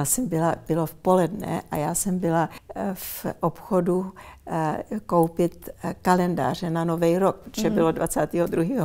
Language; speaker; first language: Czech; early bilingual, heritage; Czech